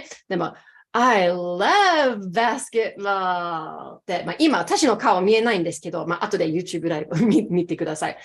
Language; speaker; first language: Japanese; non-native, fluent; English